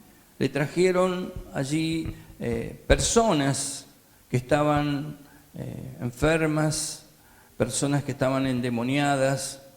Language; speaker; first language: Spanish; native; Spanish